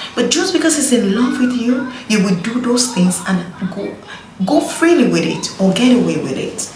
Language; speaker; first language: English; non-native, local second language; Igbo